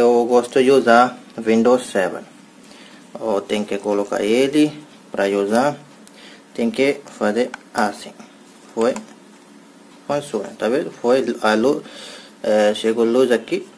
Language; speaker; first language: Portuguese; non-native, learner; Hindi